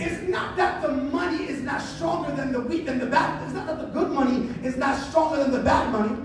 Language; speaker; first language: English; early bilingual, other home language; Spanish